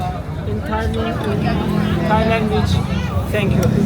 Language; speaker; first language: English; non-native, learner; Azerbaijani